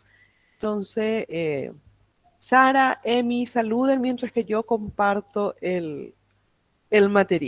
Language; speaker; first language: Spanish; native; Spanish